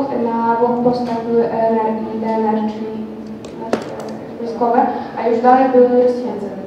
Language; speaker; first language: Polish; non-native, learner; Ukrainian